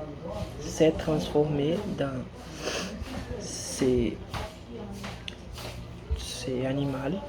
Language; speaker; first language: French; non-native, learner; Portuguese